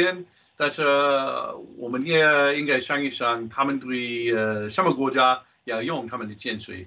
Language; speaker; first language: Chinese; non-native, fluent; English